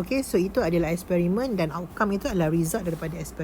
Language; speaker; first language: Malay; native; Malay